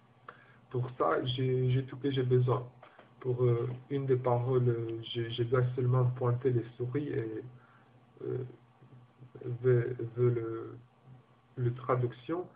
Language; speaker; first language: French; non-native, learner; Romanian